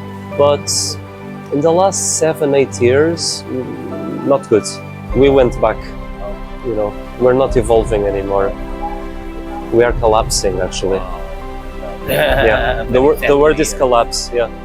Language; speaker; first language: English; non-native, fluent; Portuguese